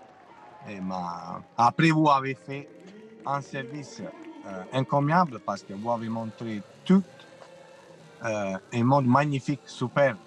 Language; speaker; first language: French; non-native, fluent; Italian